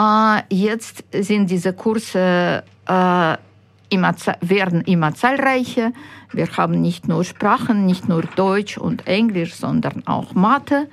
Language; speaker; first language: German; non-native, fluent; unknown